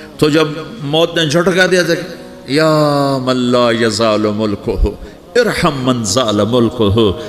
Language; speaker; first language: Urdu; non-native, local second language; Punjabi